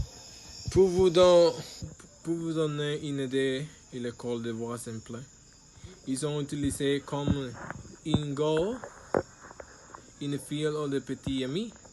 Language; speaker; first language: French; non-native, learner; Spanish